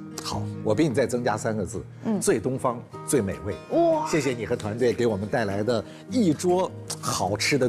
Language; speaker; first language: Chinese; native; Chinese